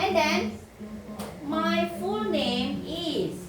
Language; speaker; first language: English; non-native, fluent; Indonesian